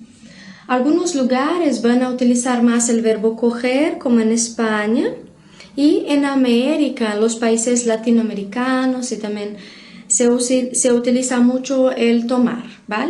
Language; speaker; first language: Spanish; non-native, fluent; Portuguese